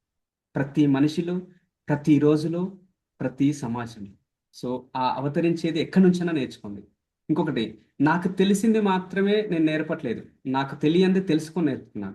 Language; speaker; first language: Telugu; native; Telugu